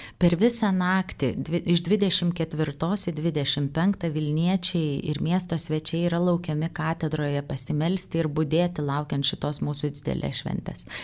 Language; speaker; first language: Lithuanian; native; Lithuanian